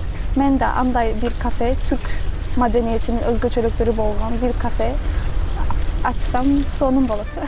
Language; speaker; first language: Kyrgyz; non-native, fluent; Turkish